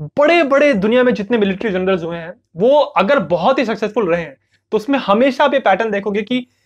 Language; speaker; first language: Hindi; native; Hindi